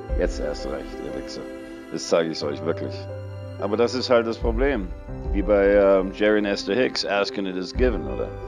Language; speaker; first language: German; early bilingual, other home language; English